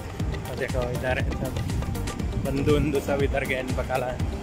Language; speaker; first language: Hindi; non-native, local second language; Bhojpuri